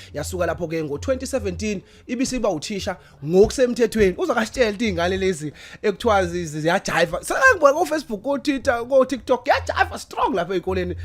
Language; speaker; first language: Zulu; native; Zulu